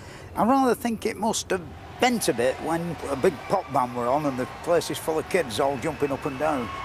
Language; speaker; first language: English; native; English